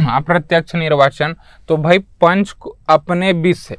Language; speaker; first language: Hindi; native; Hindi